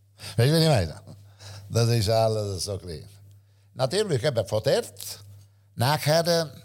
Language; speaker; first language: German; non-native, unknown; Italian